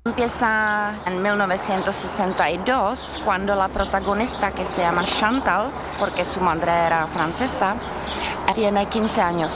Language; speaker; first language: Spanish; non-native, fluent; Czech